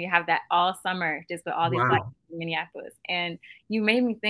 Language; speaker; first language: English; native; English